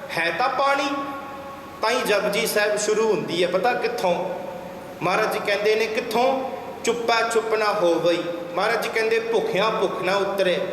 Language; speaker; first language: Punjabi; early bilingual, heritage; Punjabi